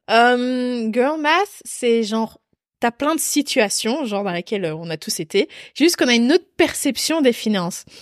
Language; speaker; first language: French; native; French